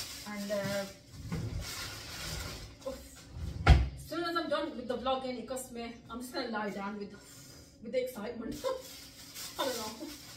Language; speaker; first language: English; early bilingual, other home language; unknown